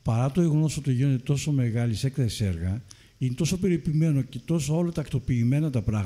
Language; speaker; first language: Greek; native; Greek